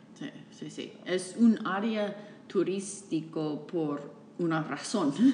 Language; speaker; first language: Spanish; non-native, fluent; English